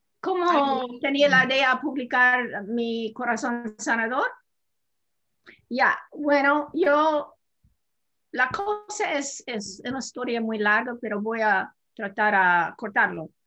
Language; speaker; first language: Spanish; non-native, fluent; English